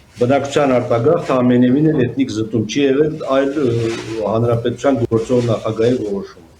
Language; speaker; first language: Armenian; native; Armenian